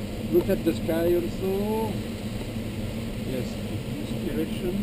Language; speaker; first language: English; non-native, fluent; French